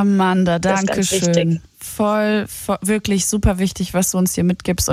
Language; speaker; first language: German; native; German